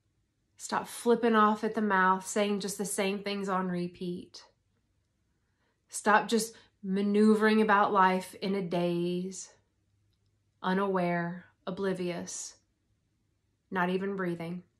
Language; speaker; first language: English; native; English